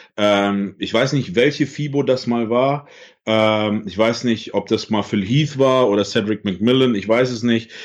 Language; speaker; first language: German; early bilingual, other home language; Russian